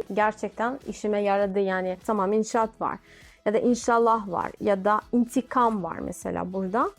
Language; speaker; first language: Turkish; non-native, fluent; Russian